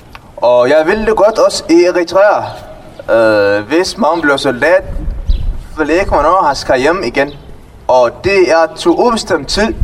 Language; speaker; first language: Danish; non-native, learner; Tigrinya